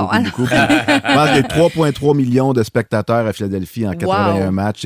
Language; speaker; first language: French; native; French